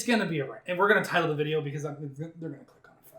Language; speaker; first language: English; native; English